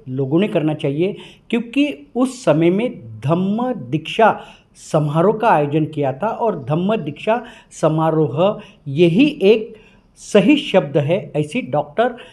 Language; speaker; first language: Hindi; non-native, local second language; Marathi